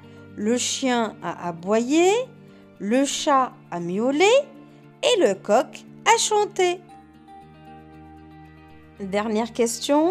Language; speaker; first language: French; non-native, local second language; Arabic